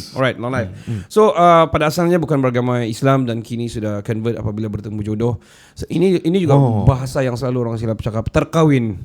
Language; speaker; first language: Malay; native; Malay